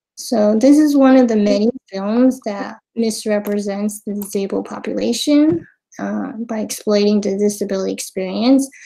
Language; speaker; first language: English; native; English